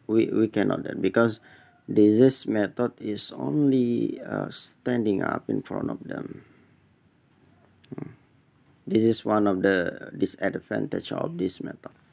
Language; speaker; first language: English; non-native, learner; Indonesian